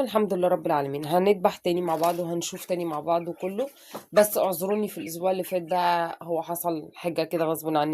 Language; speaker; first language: Arabic; native; Arabic